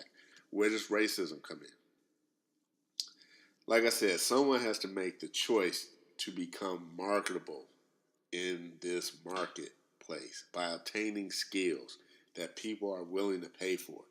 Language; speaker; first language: English; native; English